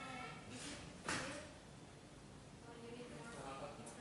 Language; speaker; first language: English; non-native, fluent; Indonesian